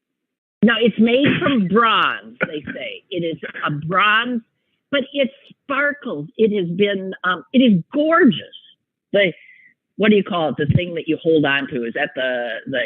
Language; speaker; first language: English; native; English